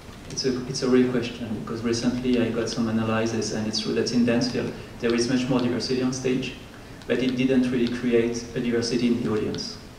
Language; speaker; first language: English; non-native, fluent; French